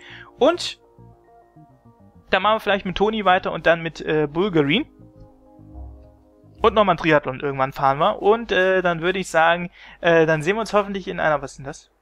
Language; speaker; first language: German; native; German